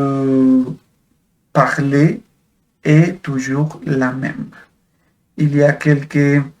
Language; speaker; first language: French; non-native, fluent; Spanish